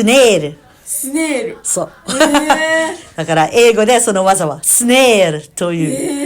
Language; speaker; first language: Japanese; non-native, learner; Filipino